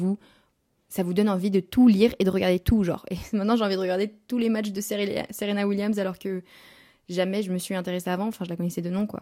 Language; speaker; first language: French; native; French